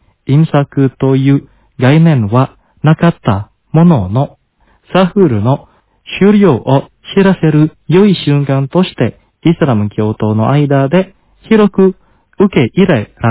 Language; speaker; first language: Japanese; non-native, fluent; Indonesian